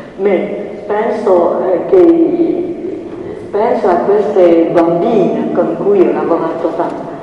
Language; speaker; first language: Italian; non-native, fluent; French